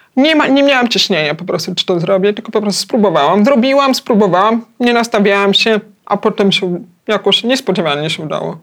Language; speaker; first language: Polish; early bilingual, heritage; Polish